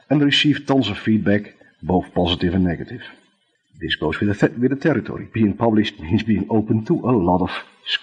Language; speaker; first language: English; non-native, fluent; Dutch